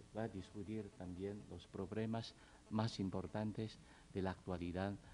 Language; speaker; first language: Spanish; non-native, fluent; Chinese